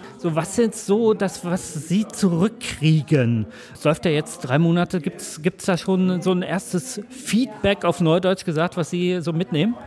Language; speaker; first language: German; native; German